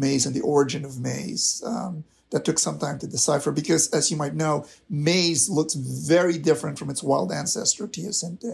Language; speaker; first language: English; non-native, local second language; Filipino